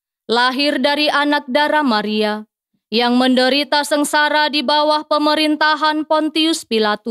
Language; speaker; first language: Indonesian; native; Indonesian